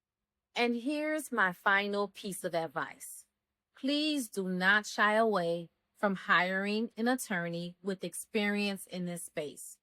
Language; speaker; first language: English; native; English